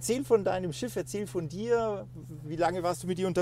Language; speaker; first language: German; native; German